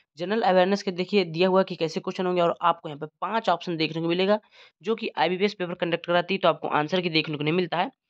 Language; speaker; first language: Hindi; native; Hindi